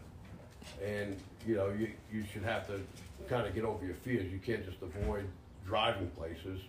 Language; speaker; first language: English; native; English